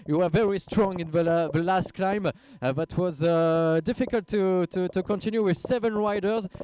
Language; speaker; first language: English; non-native, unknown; French